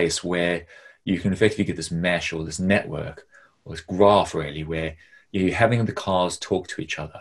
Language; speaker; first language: English; native; English